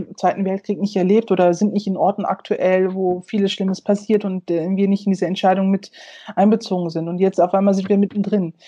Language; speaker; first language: German; early bilingual, other home language; Turkish